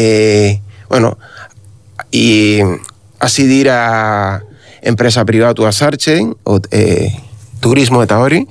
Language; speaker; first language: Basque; non-native, learner; Spanish